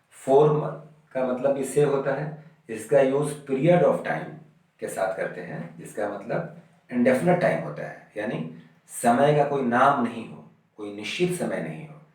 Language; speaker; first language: Hindi; native; Hindi